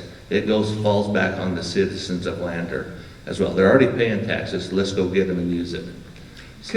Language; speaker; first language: English; native; English